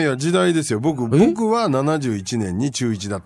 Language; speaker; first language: Japanese; native; Japanese